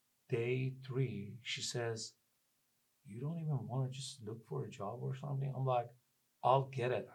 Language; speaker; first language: English; non-native, fluent; Persian